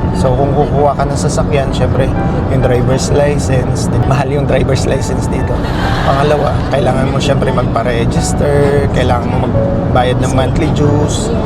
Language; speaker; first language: Filipino; native; Filipino